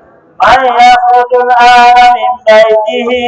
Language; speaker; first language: Arabic; non-native, fluent; Bangla